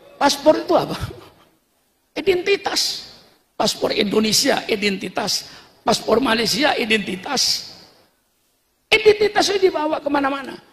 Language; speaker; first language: Indonesian; non-native, local second language; Madurese